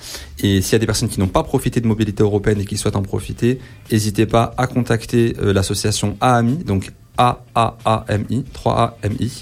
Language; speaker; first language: French; native; French